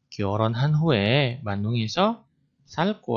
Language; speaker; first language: Korean; non-native, fluent; Indonesian